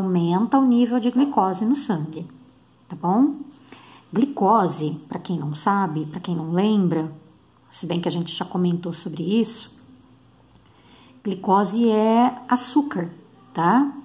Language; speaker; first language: Portuguese; native; Portuguese